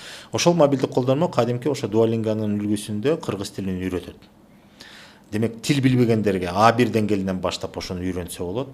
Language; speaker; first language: Kyrgyz; native; Kyrgyz